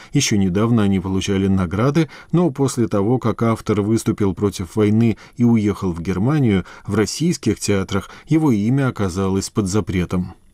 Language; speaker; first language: Russian; native; Russian